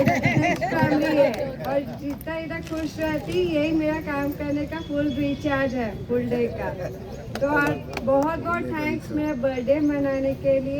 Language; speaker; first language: Hindi; non-native, local second language; Telugu